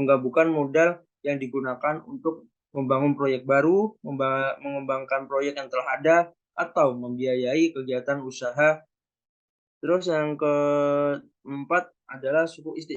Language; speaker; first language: Indonesian; native; Indonesian